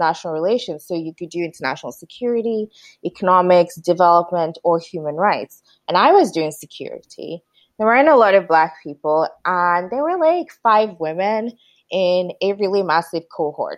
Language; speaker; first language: English; non-native, local second language; Yoruba